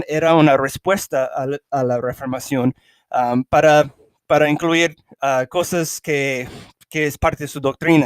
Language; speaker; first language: Spanish; early bilingual, heritage; English